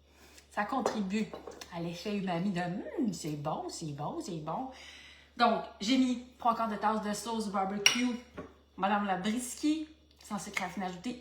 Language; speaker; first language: French; native; French